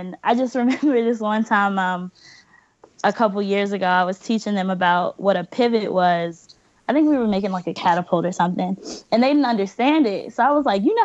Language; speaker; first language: English; native; English